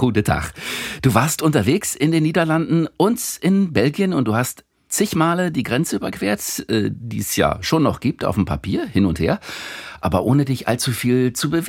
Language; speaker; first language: German; native; German